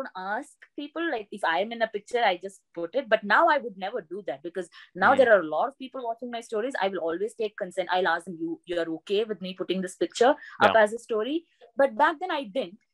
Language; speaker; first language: English; non-native, local second language; Malayalam